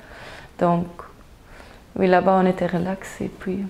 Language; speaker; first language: French; non-native, local second language; Dutch